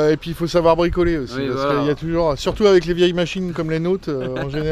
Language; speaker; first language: French; native; French